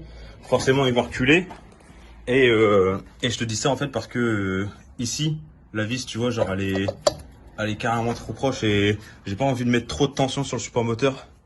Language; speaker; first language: French; native; French